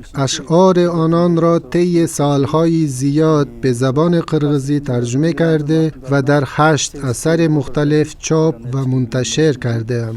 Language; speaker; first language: Persian; non-native, fluent; Kyrgyz